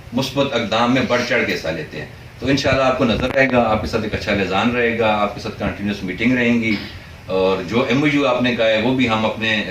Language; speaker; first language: Urdu; non-native, local second language; Northern Hindko